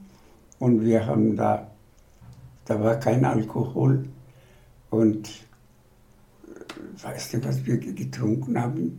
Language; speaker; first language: German; non-native, fluent; Bangla